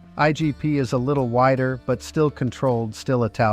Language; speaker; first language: English; non-native, fluent; Italian